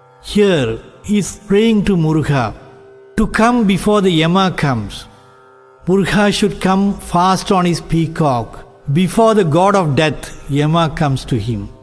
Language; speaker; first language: English; non-native, local second language; Tamil